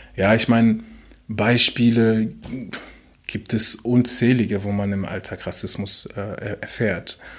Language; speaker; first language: German; early bilingual, other home language; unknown